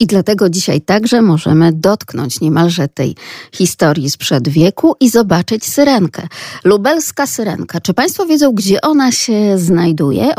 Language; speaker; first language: Polish; native; Polish